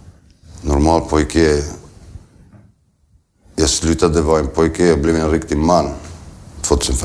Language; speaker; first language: Swedish; early bilingual, other home language; Kurdish